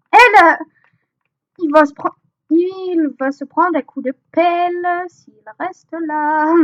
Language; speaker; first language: French; native; French